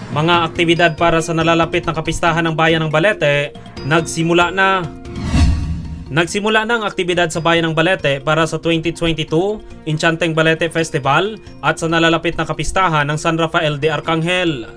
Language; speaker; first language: Filipino; non-native, local second language; Aklanon